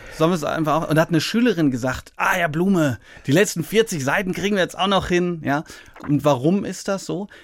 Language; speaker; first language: German; native; German